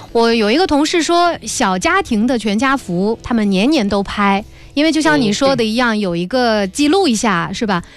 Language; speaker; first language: Chinese; native; Chinese